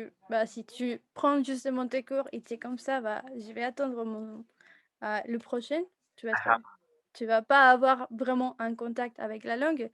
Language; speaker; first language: French; non-native, fluent; Spanish